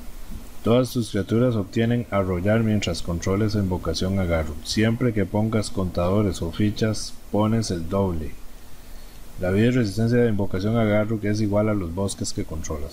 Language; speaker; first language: Spanish; native; Spanish